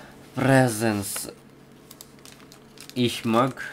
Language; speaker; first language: German; non-native, learner; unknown